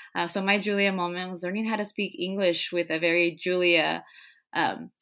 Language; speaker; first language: English; non-native, fluent; Spanish